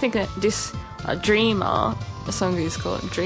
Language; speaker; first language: English; non-native, fluent; Japanese